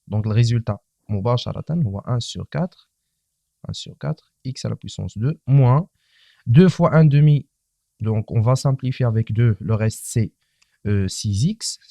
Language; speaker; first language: French; non-native, local second language; Arabic